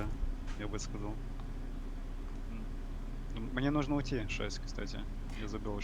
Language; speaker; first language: Russian; non-native, learner; English